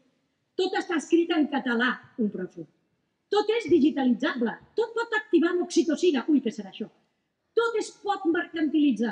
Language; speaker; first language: Catalan; native; Catalan